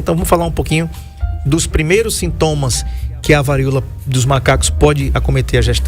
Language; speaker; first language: Portuguese; native; Portuguese